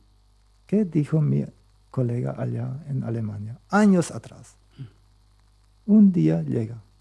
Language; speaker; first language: Spanish; non-native, local second language; Plautdietsch